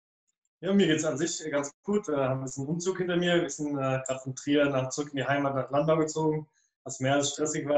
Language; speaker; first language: German; native; German